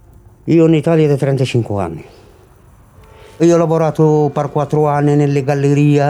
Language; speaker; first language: Italian; non-native, fluent; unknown